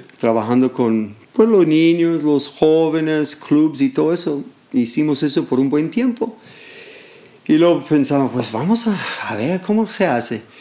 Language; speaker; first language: Spanish; non-native, fluent; English